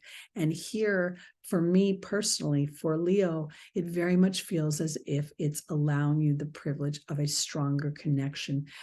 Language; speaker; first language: English; native; English